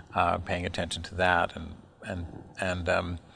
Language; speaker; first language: English; native; English